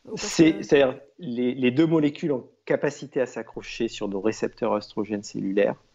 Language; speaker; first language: French; native; French